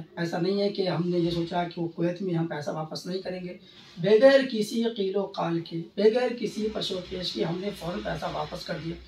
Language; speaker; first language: Hindi; native; Hindi